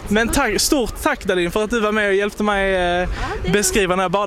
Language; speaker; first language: Swedish; native; Swedish